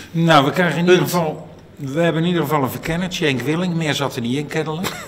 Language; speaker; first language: Dutch; native; Dutch